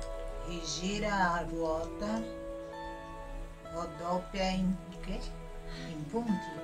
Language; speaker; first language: Italian; non-native, learner; Portuguese